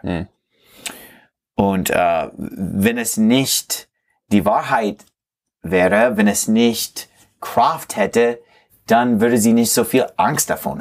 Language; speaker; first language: German; non-native, fluent; English